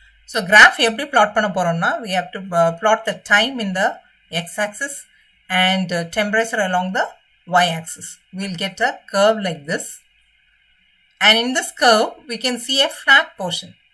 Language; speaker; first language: English; non-native, local second language; Tamil